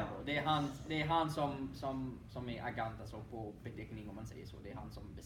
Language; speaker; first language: Swedish; non-native, fluent; French